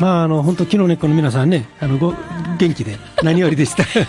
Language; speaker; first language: Japanese; native; Japanese